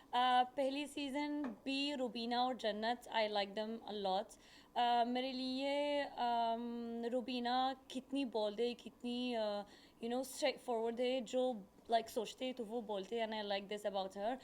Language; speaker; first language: Hindi; non-native, learner; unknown